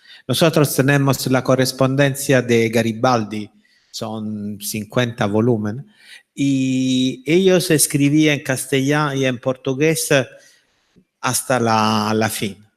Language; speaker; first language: Spanish; non-native, fluent; Italian